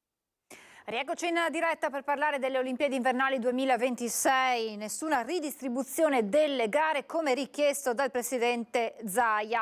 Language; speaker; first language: Italian; native; Italian